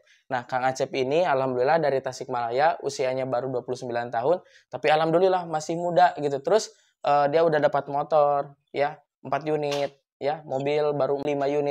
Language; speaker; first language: Indonesian; native; Indonesian